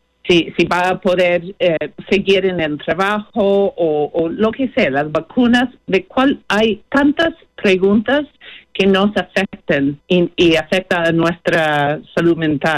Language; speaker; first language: Spanish; non-native, fluent; English